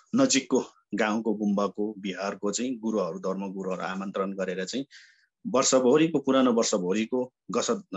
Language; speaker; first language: Nepali; non-native, local second language; Sherpa